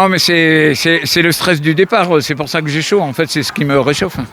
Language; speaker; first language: French; native; French